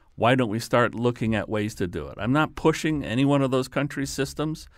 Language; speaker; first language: English; early bilingual, other home language; Lithuanian